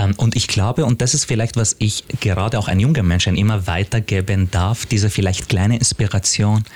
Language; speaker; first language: German; non-native, fluent; Arabic